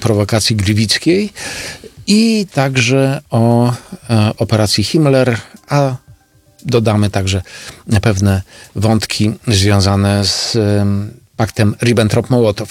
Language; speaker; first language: Polish; native; Polish